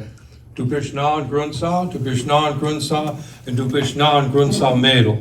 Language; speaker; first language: German; early bilingual, heritage; English